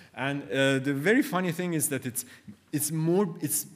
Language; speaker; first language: English; non-native, fluent; Persian